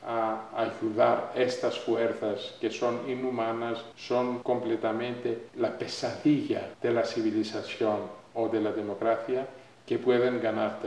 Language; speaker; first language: Spanish; non-native, fluent; Greek